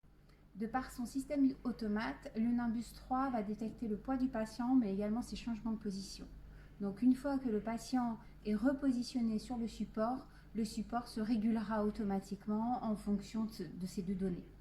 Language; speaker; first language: French; native; French